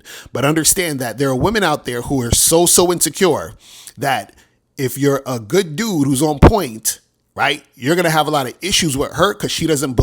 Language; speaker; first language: English; native; English